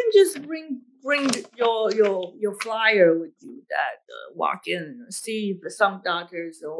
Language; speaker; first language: English; non-native, fluent; Chinese